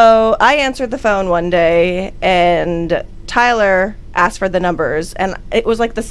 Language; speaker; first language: English; non-native, local second language; Filipino